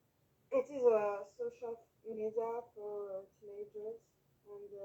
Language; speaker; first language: English; non-native, learner; French